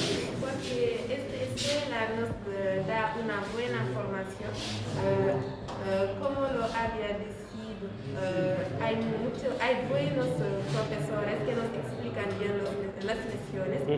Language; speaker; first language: Spanish; non-native, learner; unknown